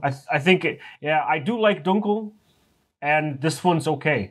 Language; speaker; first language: English; native; English